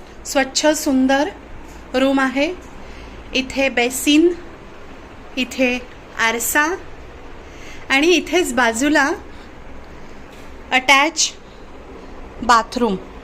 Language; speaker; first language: Marathi; native; Marathi